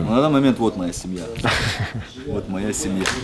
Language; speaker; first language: Russian; native; Russian